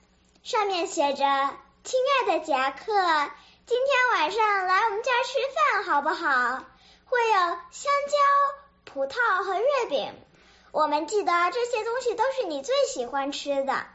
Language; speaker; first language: Chinese; early bilingual, other home language; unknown